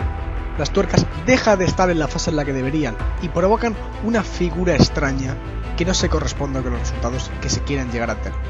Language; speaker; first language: Spanish; native; Spanish